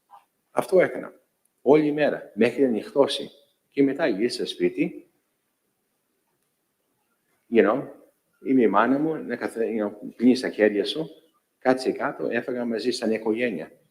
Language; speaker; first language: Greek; early bilingual, heritage; English